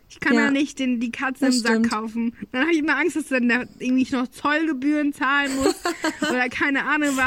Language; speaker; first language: German; native; German